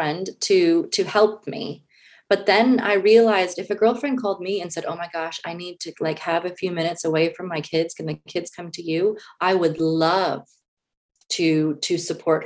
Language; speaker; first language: English; native; English